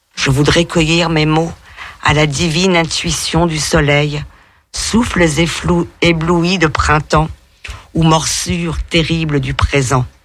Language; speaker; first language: French; native; French